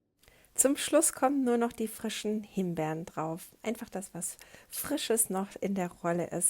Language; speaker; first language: German; native; German